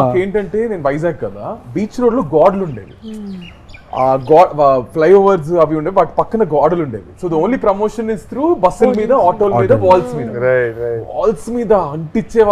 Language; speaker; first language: Telugu; native; Telugu